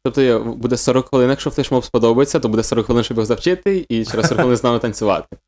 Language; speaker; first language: Ukrainian; native; Ukrainian